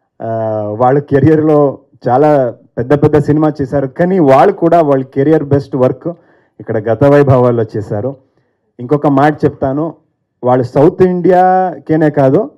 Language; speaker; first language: Telugu; non-native, fluent; Kannada